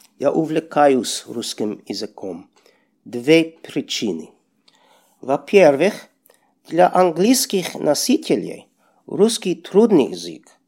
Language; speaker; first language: Russian; non-native, learner; English